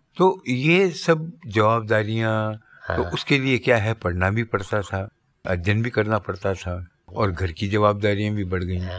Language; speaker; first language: Hindi; native; Hindi